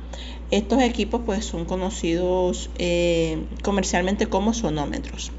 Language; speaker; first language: Spanish; native; Spanish